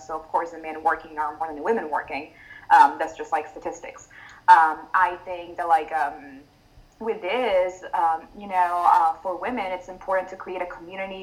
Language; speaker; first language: English; non-native, fluent; Italian